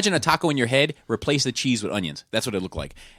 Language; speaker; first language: English; native; English